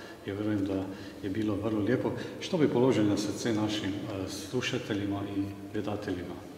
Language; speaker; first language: Serbian; non-native, fluent; Slovenian